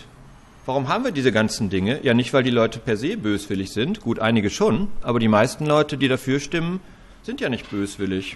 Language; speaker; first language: German; native; German